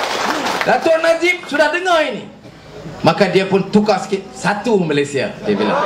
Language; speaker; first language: Malay; native; Malay